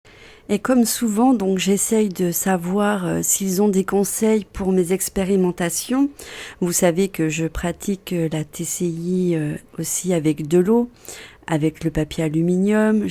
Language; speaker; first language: French; native; French